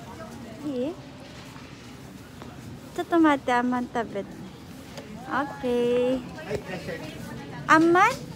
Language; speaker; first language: Japanese; non-native, fluent; Filipino